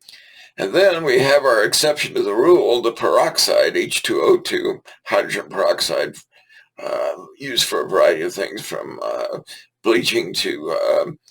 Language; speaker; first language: English; native; English